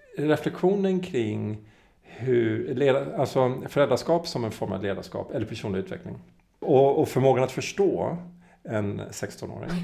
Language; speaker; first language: Swedish; native; Swedish